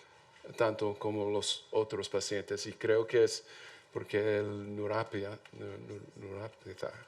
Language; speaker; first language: Spanish; non-native, learner; English